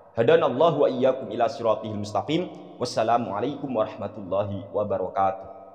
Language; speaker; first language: Indonesian; non-native, local second language; Madurese